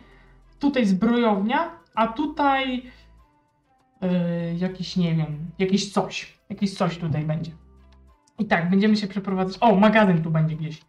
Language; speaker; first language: Polish; native; Polish